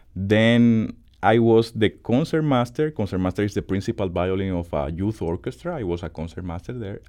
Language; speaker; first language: English; non-native, fluent; Spanish